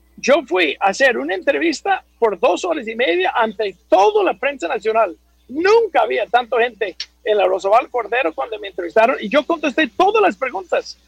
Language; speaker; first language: Spanish; non-native, fluent; English